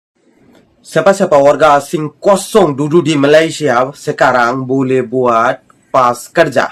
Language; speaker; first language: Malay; non-native, fluent; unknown